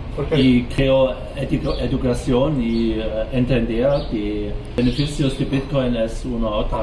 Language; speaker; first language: Spanish; non-native, learner; German